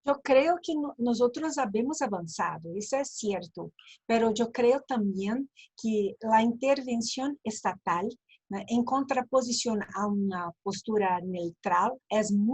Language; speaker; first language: Spanish; non-native, learner; Portuguese